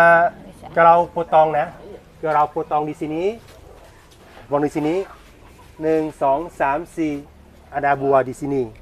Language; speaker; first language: Indonesian; non-native, learner; Thai